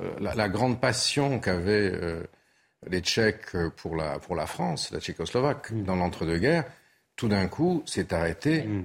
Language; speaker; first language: French; early bilingual, other home language; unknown